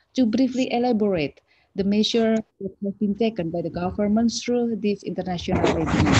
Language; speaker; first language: English; non-native, fluent; Indonesian